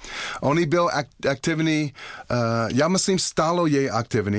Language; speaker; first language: Czech; non-native, learner; English